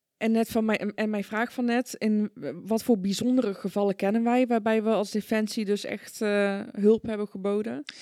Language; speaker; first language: Dutch; early bilingual, other home language; Persian